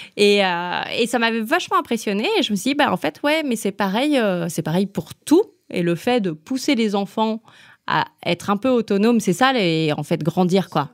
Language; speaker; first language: French; native; French